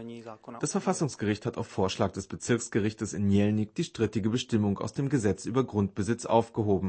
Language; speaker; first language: German; native; German